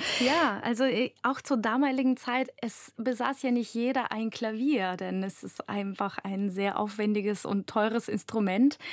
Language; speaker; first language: German; non-native, fluent; Russian